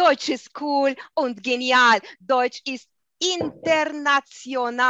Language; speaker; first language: German; non-native, fluent; Russian